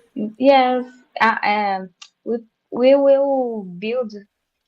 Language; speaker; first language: English; non-native, learner; Portuguese